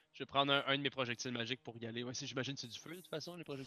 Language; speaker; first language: French; native; French